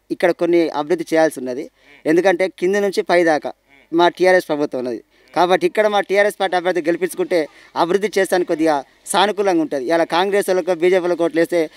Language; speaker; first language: Telugu; native; Telugu